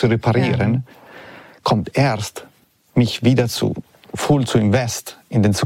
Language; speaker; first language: German; non-native, learner; Italian